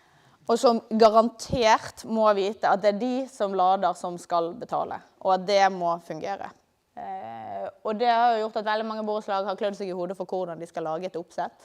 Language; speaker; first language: Norwegian; native; Norwegian